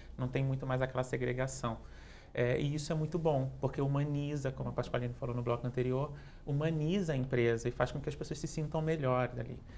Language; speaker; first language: Portuguese; native; Portuguese